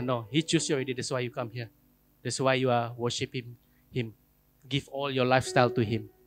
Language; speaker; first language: English; non-native, local second language; Malay